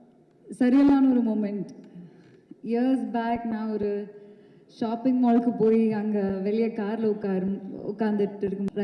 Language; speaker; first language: Tamil; non-native, local second language; Malayalam